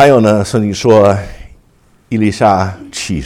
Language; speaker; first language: Chinese; non-native, fluent; English